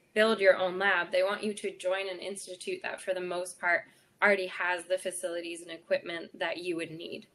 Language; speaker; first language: English; native; English